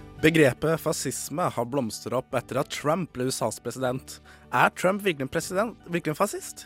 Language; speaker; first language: Norwegian; native; Norwegian